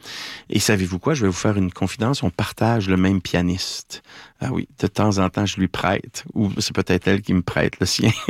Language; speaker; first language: French; native; French